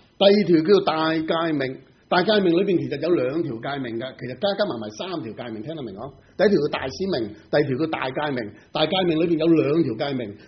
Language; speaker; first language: Chinese; non-native, local second language; Cantonese